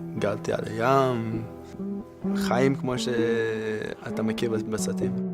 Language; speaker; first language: Hebrew; non-native, fluent; English